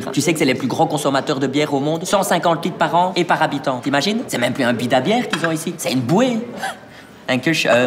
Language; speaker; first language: French; native; French